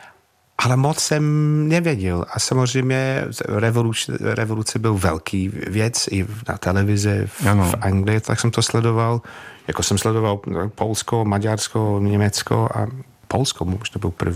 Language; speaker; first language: Czech; non-native, fluent; English